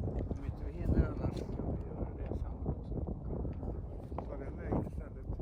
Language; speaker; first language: Swedish; native; Swedish